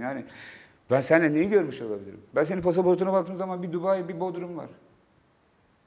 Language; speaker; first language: Turkish; native; Turkish